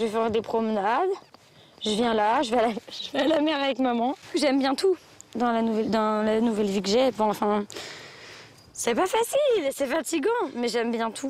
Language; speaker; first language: French; native; French